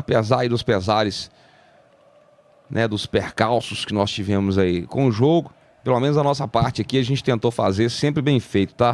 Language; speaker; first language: Portuguese; native; Portuguese